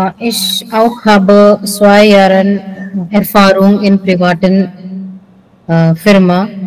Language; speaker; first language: German; non-native, learner; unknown